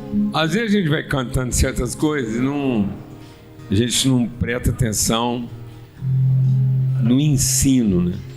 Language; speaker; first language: Portuguese; native; Portuguese